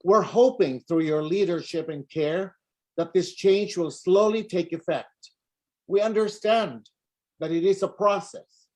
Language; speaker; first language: English; non-native, local second language; Filipino